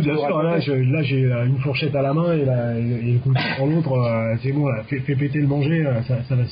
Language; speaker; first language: French; native; French